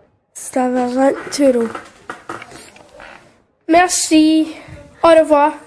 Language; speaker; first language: French; non-native, learner; English